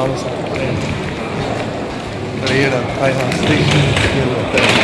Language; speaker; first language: Spanish; non-native, learner; English